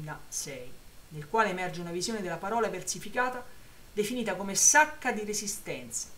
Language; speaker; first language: Italian; native; Italian